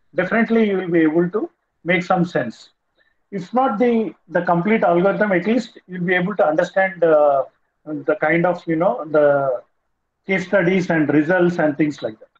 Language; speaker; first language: English; non-native, local second language; Telugu